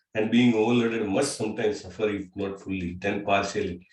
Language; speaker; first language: English; non-native, local second language; Gujarati